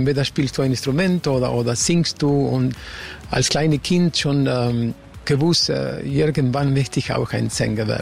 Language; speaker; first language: German; non-native, fluent; Spanish